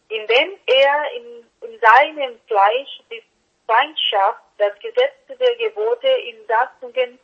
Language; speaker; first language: German; non-native, learner; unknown